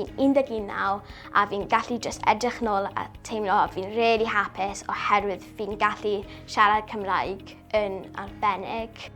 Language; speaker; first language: Welsh; non-native, local second language; English